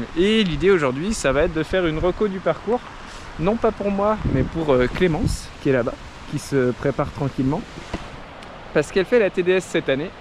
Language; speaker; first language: French; native; French